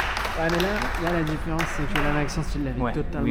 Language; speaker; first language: French; native; French